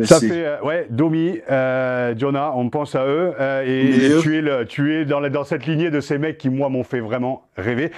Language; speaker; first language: French; native; French